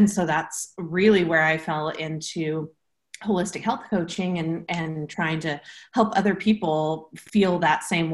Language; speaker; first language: English; native; English